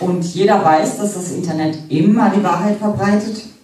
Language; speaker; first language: German; native; German